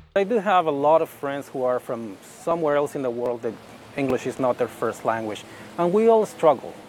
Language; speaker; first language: English; non-native, fluent; Spanish